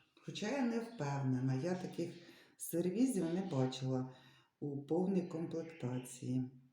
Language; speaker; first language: Ukrainian; non-native, local second language; Russian